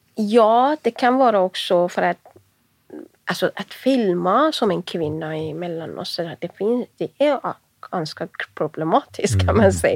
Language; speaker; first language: Swedish; non-native, fluent; Persian